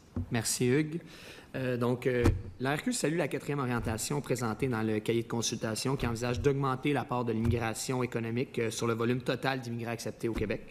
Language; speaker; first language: French; native; French